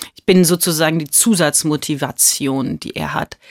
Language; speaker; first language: German; early bilingual, heritage; German